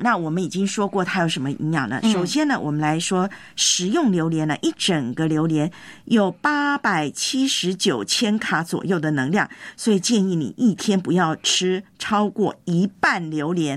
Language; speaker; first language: Chinese; native; Chinese